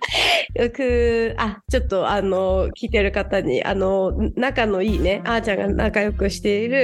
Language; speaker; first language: Japanese; native; Japanese